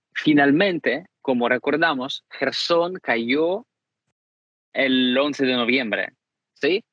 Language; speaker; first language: Spanish; non-native, fluent; Ukrainian